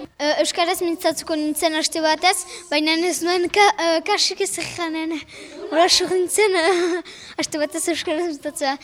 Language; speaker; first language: Basque; non-native, local second language; French